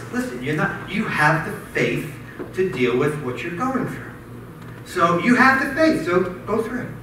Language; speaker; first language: English; native; English